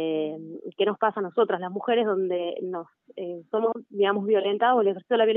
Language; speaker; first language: Spanish; native; Spanish